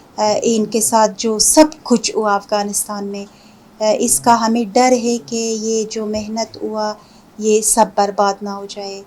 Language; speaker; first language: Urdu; non-native, fluent; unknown